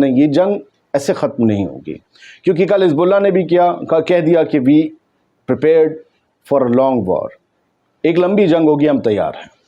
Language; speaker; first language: Urdu; native; Urdu